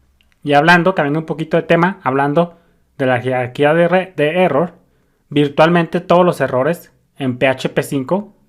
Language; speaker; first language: Spanish; native; Spanish